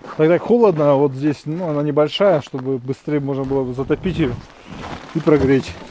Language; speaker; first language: Russian; native; Russian